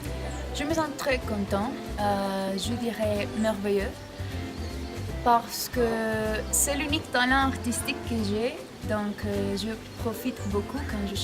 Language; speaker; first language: French; non-native, learner; Spanish